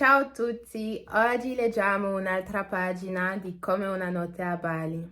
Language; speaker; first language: Italian; non-native, learner; English